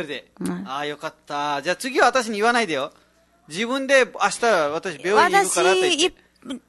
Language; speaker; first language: Japanese; non-native, fluent; Nepali